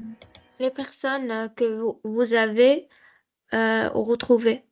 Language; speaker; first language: French; non-native, learner; Arabic